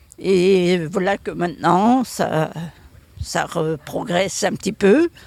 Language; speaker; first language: French; native; French